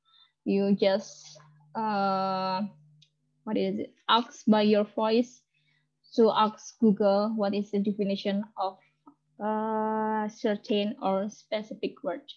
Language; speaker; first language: English; non-native, fluent; Indonesian